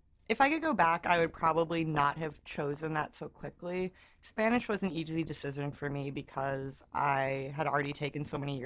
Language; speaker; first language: English; native; English